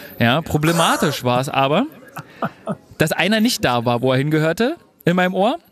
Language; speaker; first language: German; native; German